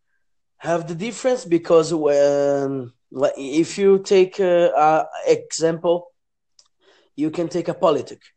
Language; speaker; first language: English; non-native, learner; Portuguese